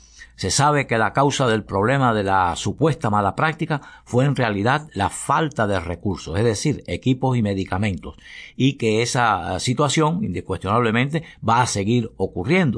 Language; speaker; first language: Spanish; native; Spanish